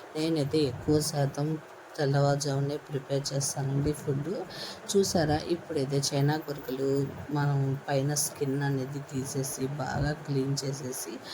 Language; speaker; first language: Telugu; non-native, local second language; Urdu